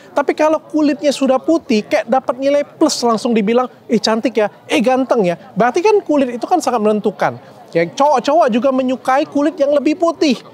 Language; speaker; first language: Indonesian; native; Indonesian